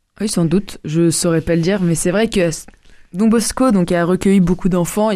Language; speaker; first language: French; native; French